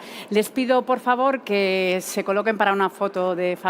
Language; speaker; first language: Spanish; native; Spanish